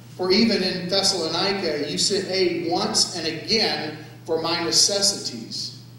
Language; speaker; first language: English; native; English